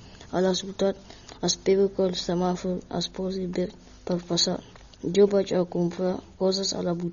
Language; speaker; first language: Catalan; non-native, learner; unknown